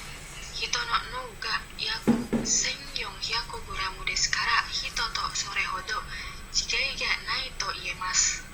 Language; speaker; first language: Japanese; non-native, learner; Indonesian